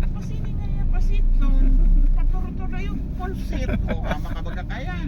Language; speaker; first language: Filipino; non-native, local second language; Bikol